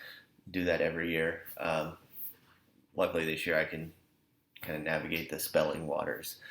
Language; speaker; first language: English; native; English